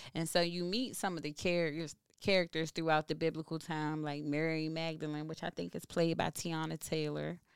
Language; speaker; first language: English; native; English